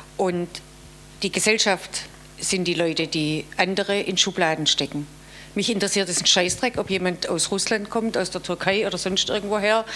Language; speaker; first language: German; native; German